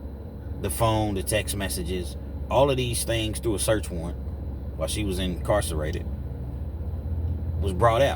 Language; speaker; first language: English; native; English